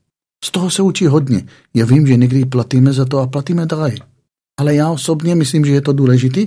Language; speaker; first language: Czech; non-native, fluent; Hebrew